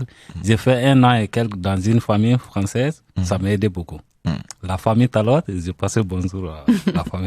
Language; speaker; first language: French; non-native, learner; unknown